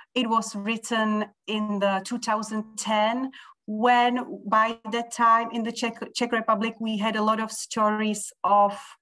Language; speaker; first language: English; non-native, fluent; Czech